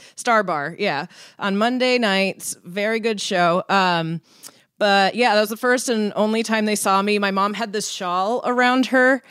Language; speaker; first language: English; early bilingual, other home language; Persian